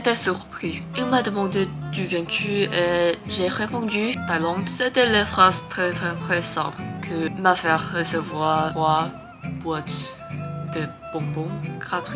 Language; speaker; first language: French; non-native, learner; Thai